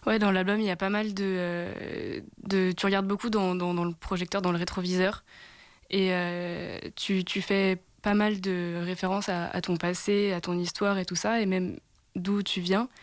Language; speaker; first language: French; native; French